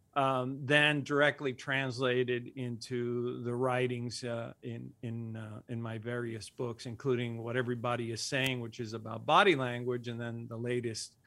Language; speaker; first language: English; early bilingual, other home language; Spanish